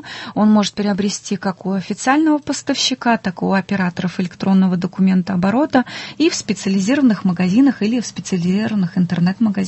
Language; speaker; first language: Russian; native; Russian